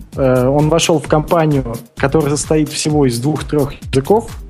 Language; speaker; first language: Russian; native; Russian